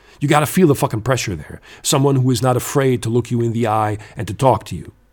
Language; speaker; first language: English; non-native, fluent; German